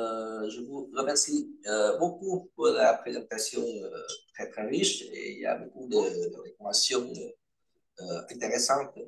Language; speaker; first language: French; non-native, fluent; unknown